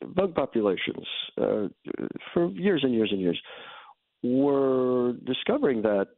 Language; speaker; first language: English; native; English